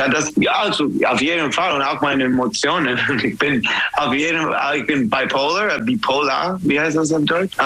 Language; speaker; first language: German; non-native, fluent; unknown